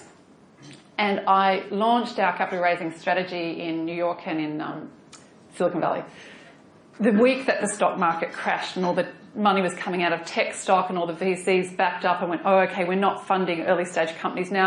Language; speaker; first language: English; native; English